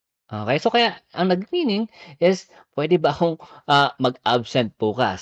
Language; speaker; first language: Filipino; native; Filipino